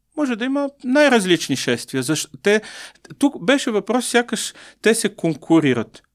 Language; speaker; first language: Bulgarian; native; Bulgarian